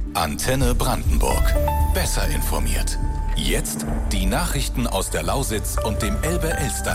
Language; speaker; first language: German; native; German